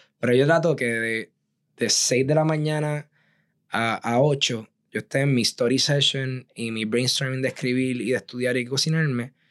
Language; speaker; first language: Spanish; native; Spanish